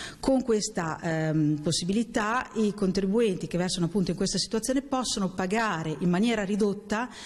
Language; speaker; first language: Italian; native; Italian